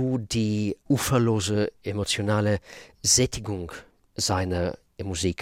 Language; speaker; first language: German; non-native, fluent; Russian